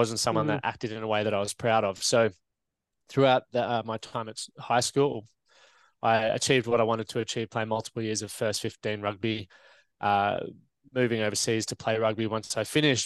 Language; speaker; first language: English; native; English